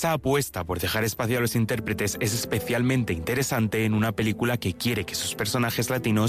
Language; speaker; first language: Spanish; native; Spanish